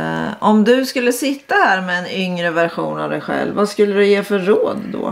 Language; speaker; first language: Swedish; native; Swedish